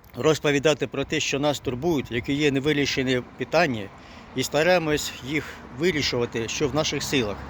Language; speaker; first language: Ukrainian; native; Ukrainian